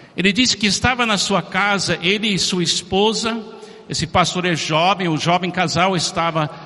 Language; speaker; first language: Portuguese; non-native, fluent; English